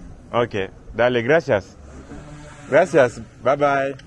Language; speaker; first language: Spanish; non-native, learner; French